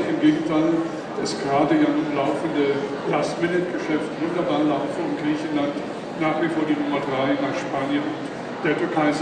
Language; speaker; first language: German; native; German